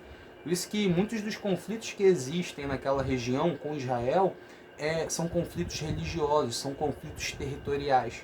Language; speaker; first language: Portuguese; native; Portuguese